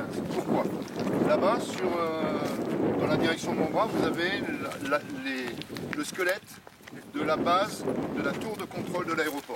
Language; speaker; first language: French; native; French